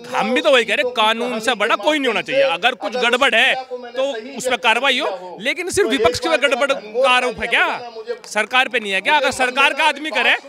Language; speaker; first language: Hindi; native; Hindi